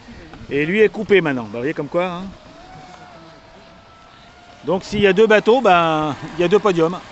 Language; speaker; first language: French; native; French